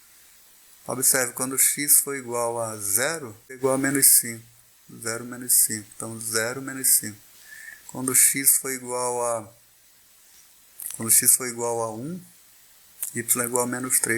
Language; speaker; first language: Portuguese; native; Portuguese